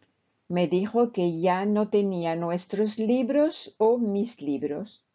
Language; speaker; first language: Spanish; non-native, fluent; French